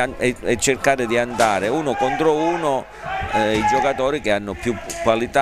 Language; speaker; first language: Italian; native; Italian